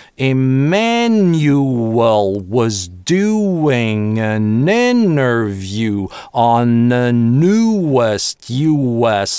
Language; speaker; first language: English; non-native, fluent; Russian